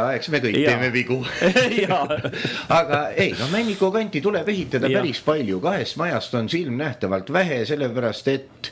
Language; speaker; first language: Estonian; native; Estonian